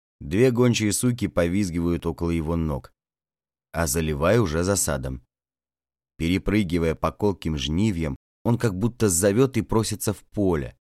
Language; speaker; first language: Russian; native; Russian